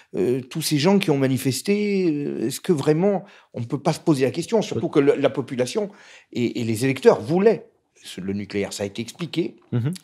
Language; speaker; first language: French; native; French